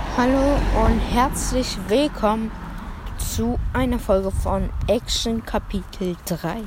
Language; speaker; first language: German; early bilingual, other home language; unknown